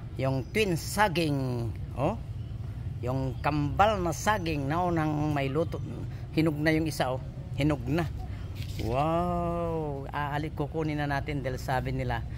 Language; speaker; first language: Filipino; non-native, local second language; Pangasinan